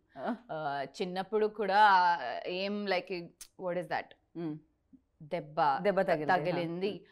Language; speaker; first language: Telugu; non-native, learner; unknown